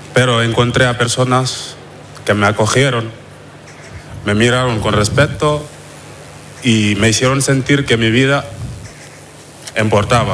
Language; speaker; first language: Spanish; non-native, fluent; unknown